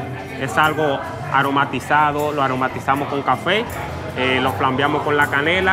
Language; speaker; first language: Spanish; native; Spanish